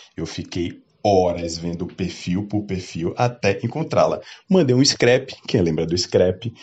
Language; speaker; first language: Portuguese; native; Portuguese